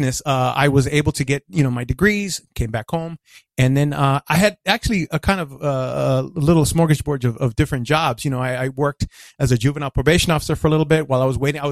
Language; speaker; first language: English; early bilingual, other home language; Spanish